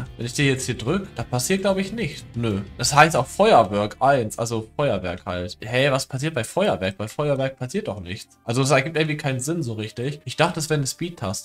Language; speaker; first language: German; native; German